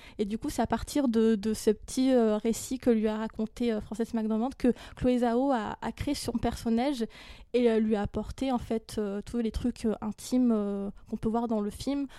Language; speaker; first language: French; native; French